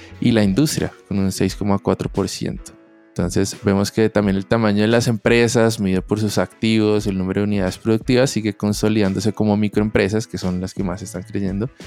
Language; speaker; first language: Spanish; native; Spanish